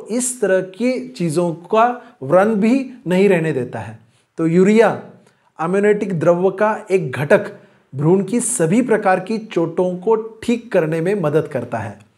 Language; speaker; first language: Hindi; non-native, local second language; Marathi